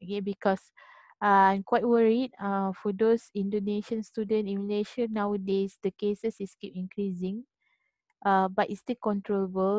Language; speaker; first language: English; non-native, local second language; Malay